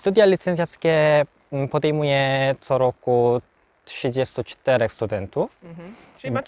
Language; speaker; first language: Polish; non-native, learner; Korean